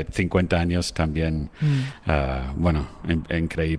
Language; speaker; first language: Spanish; non-native, fluent; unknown